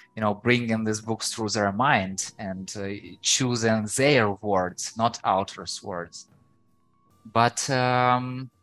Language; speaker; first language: English; non-native, fluent; Ukrainian